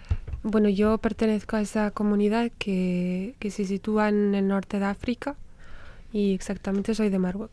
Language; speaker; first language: Spanish; non-native, fluent; Riffian